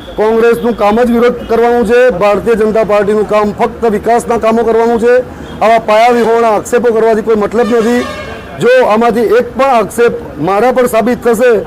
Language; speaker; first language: Gujarati; native; Gujarati